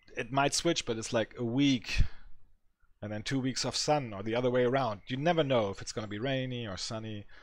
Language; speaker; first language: English; non-native, fluent; French